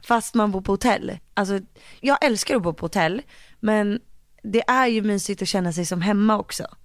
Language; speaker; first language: Swedish; native; Swedish